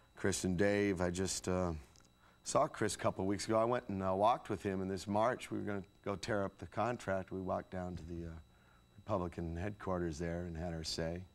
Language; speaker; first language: English; native; English